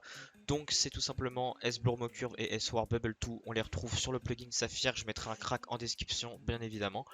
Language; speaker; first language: French; native; French